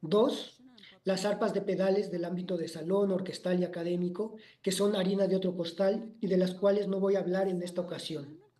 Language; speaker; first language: Spanish; native; Spanish